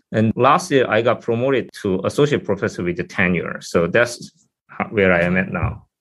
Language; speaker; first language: English; non-native, fluent; Korean